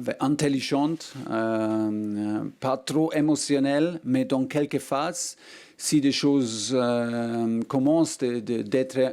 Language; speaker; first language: French; non-native, learner; German